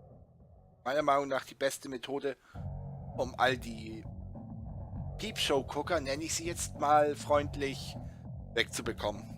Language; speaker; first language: German; native; German